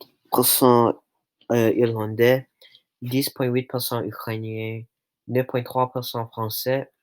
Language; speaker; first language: French; non-native, local second language; English